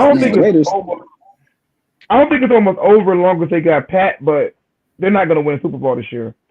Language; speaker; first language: English; native; English